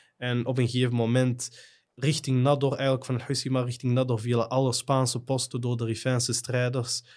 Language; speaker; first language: Dutch; native; Dutch